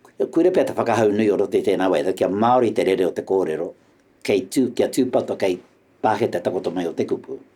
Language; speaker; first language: Māori; native; Māori